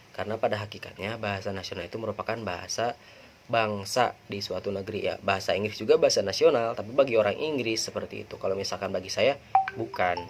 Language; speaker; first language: Indonesian; non-native, local second language; Sundanese